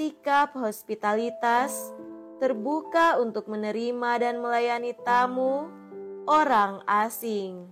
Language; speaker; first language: Indonesian; native; Indonesian